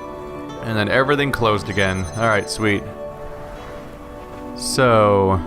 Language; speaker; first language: English; native; English